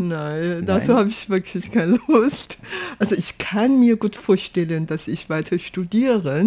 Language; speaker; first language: German; non-native, fluent; Chinese